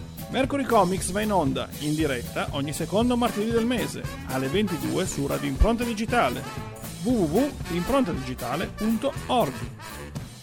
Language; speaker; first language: Italian; native; Italian